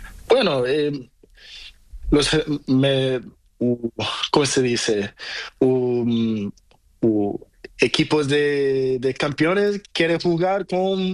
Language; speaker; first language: Spanish; non-native, learner; Portuguese